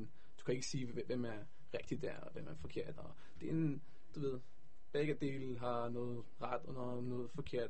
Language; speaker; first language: Danish; non-native, fluent; Hebrew